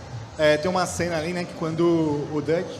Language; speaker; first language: Portuguese; native; Portuguese